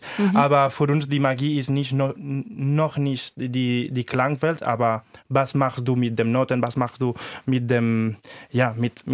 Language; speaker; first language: German; non-native, fluent; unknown